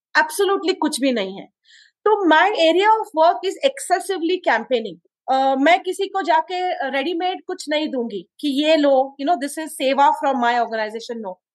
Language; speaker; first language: Hindi; non-native, local second language; Konkani